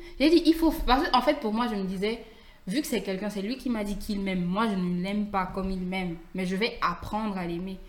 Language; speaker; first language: French; native; French